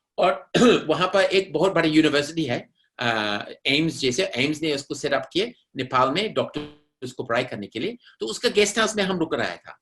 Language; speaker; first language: Hindi; non-native, fluent; English